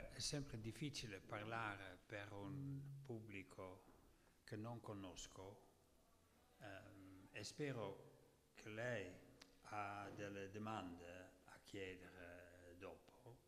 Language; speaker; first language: Italian; non-native, learner; Dutch